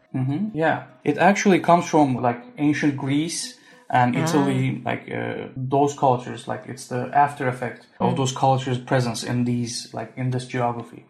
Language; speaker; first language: English; non-native, fluent; Turkish